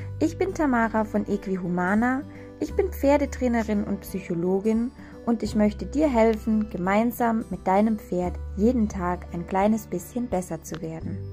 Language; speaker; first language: German; native; German